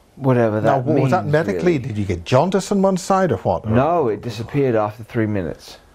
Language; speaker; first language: English; native; English